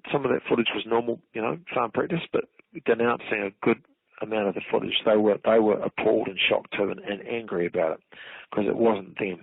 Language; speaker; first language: English; native; English